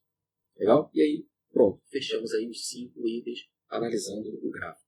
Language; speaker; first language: Portuguese; native; Portuguese